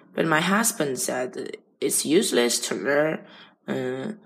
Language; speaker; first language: English; non-native, learner; Chinese